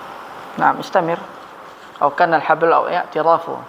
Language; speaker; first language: Arabic; non-native, fluent; Indonesian